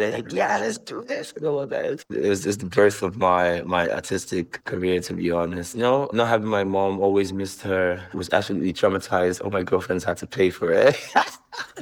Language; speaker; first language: English; non-native, local second language; Igbo